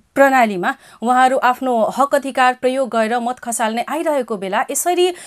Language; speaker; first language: Nepali; non-native, local second language; Maithili